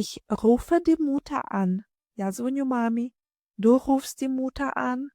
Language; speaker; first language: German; non-native, fluent; Ukrainian